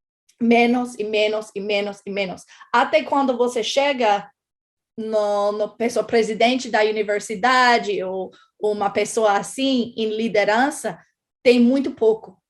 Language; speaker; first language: Portuguese; non-native, fluent; English